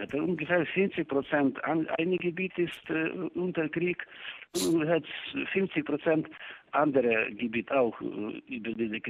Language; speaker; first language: German; non-native, learner; Ukrainian